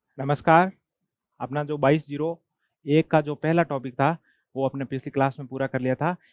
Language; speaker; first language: Hindi; non-native, local second language; Marwari